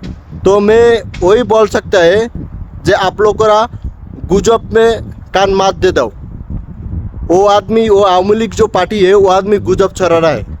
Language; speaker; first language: Hindi; non-native, learner; Bangla